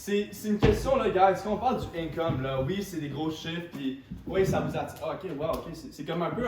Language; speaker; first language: French; native; French